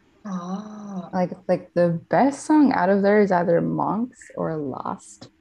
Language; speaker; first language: English; non-native, local second language; Filipino